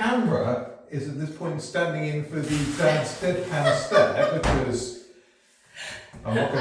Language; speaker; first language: English; native; English